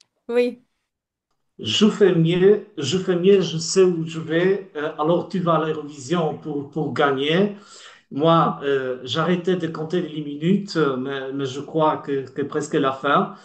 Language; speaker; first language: French; non-native, learner; Polish